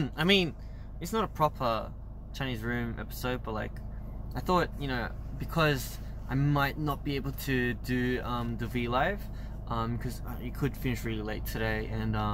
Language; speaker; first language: English; early bilingual, other home language; Korean